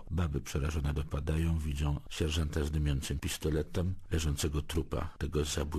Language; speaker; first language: Polish; native; Polish